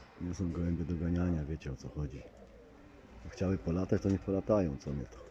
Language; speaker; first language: Polish; native; Polish